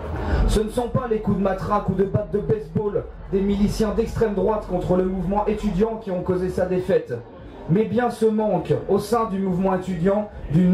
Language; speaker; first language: French; native; French